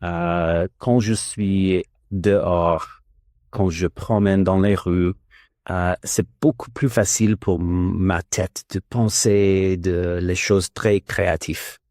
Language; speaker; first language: French; non-native, learner; English